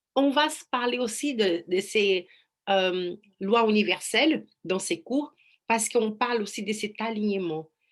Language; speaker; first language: French; non-native, fluent; Portuguese